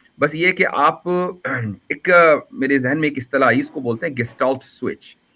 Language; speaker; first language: Urdu; native; Urdu